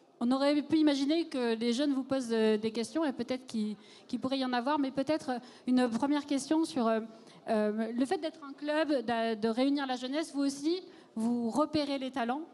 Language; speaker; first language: French; native; French